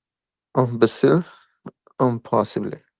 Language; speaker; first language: French; non-native, learner; Hindi